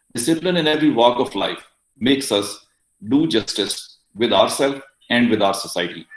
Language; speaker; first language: English; non-native, local second language; Urdu